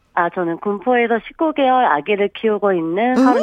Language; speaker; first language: Korean; native; Korean